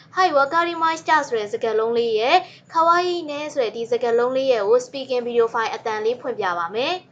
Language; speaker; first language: Burmese; native; Burmese